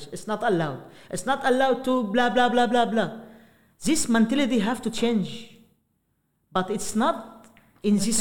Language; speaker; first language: English; non-native, learner; Arabic